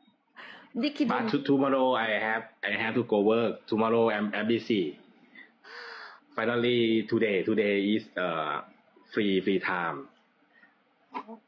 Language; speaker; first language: English; non-native, learner; Thai